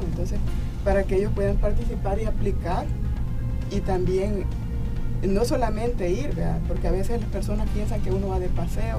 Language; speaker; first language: Spanish; native; Spanish